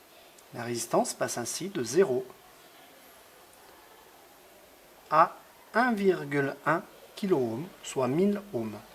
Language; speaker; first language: French; native; French